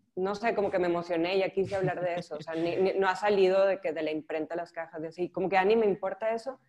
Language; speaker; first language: Spanish; native; Spanish